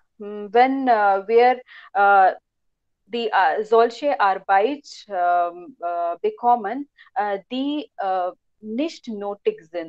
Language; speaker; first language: German; non-native, learner; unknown